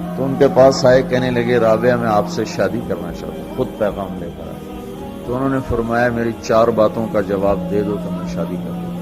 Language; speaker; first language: Urdu; non-native, local second language; Punjabi